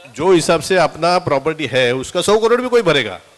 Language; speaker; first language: Hindi; non-native, local second language; Marathi